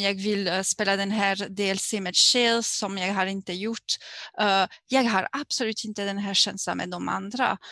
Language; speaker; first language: Swedish; non-native, fluent; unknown